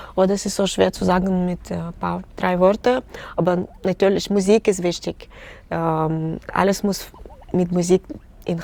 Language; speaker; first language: German; non-native, learner; Russian